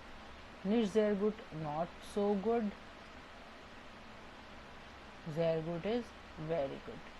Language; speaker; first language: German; non-native, fluent; Hindi